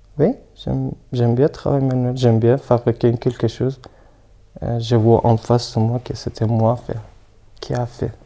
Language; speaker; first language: French; non-native, learner; Persian